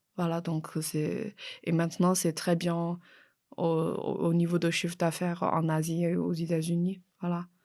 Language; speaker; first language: French; non-native, fluent; Chinese